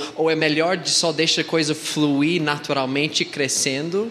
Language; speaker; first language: Portuguese; native; Portuguese